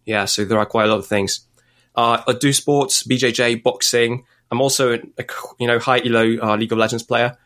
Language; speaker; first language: English; non-native, fluent; Polish